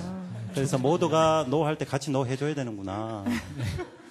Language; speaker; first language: Korean; native; Korean